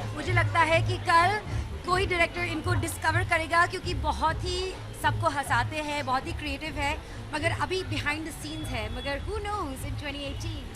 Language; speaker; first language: Hindi; native; Hindi